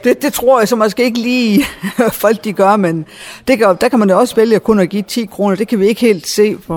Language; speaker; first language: Danish; native; Danish